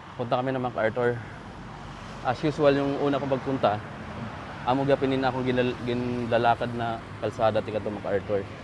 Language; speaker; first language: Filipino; non-native, local second language; Waray